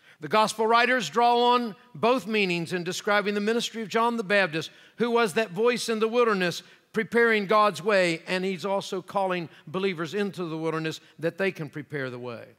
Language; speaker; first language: English; native; English